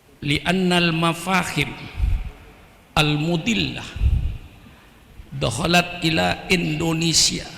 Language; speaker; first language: Arabic; non-native, fluent; Indonesian